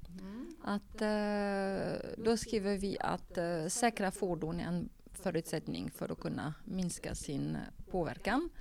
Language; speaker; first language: Swedish; non-native, fluent; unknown